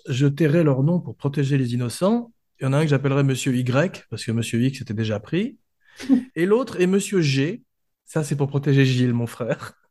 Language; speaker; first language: French; native; French